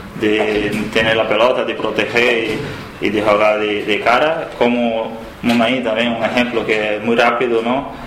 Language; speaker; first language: Spanish; non-native, learner; Portuguese